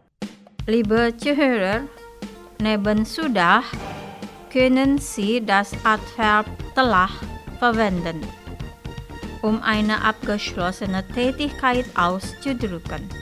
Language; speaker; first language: German; non-native, fluent; Indonesian